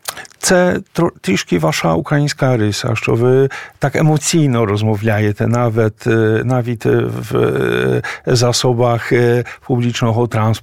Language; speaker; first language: Ukrainian; non-native, fluent; Polish